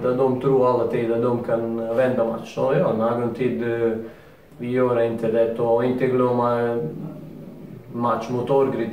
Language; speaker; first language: Swedish; non-native, learner; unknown